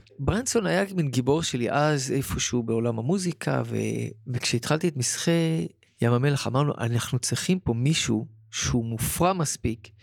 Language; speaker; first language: Hebrew; early bilingual, other home language; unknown